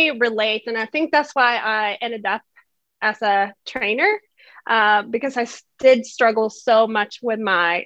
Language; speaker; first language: English; non-native, fluent; Swedish